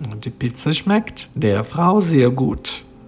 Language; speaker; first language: German; non-native, fluent; Portuguese